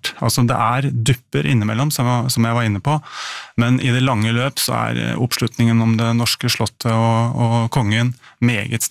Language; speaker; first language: Norwegian; native; Norwegian